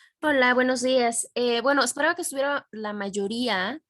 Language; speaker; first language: Spanish; native; Spanish